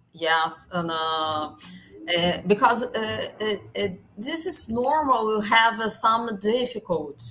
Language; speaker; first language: English; non-native, learner; Portuguese